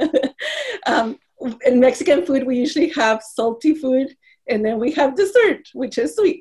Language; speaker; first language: English; non-native, fluent; Spanish